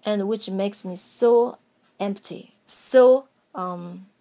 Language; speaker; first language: English; non-native, fluent; Japanese